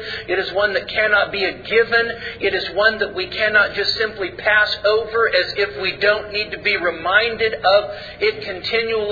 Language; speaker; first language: English; native; English